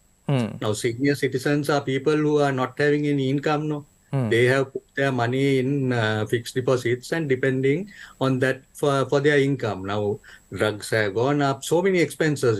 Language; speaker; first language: English; non-native, local second language; Sinhala